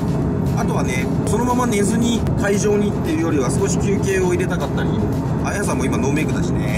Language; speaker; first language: Japanese; native; Japanese